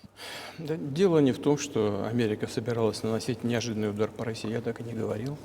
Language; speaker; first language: Russian; native; Russian